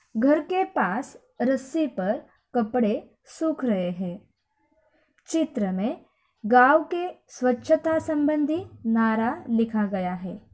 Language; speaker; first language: Hindi; non-native, local second language; Marathi